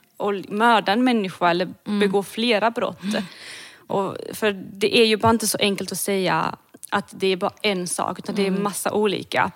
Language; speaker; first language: Swedish; early bilingual, other home language; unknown